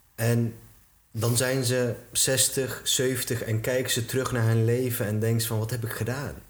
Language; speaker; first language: Dutch; early bilingual, other home language; Turkish